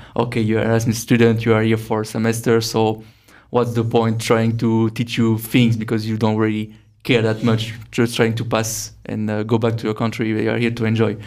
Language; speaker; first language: English; non-native, fluent; French